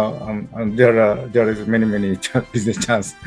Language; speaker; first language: English; non-native, learner; Japanese